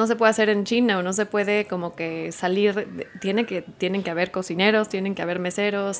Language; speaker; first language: Spanish; early bilingual, heritage; Spanish